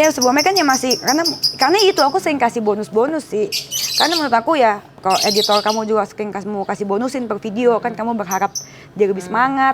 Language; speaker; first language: Indonesian; native; Indonesian